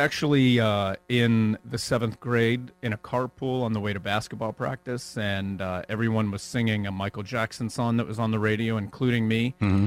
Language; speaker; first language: English; native; English